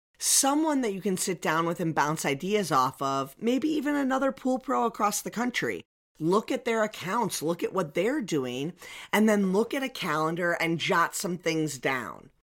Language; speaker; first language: English; native; English